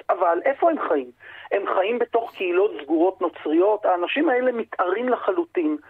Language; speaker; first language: Hebrew; native; Hebrew